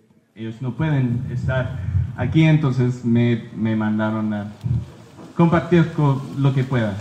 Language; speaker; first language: Spanish; early bilingual, heritage; Spanish